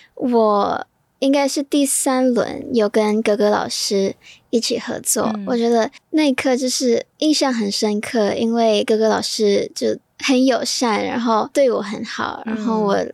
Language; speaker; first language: Chinese; non-native, fluent; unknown